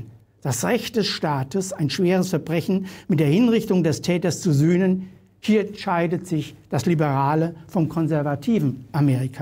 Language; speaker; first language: German; native; German